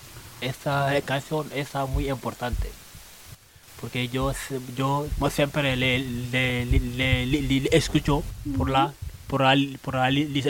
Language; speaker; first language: Spanish; non-native, learner; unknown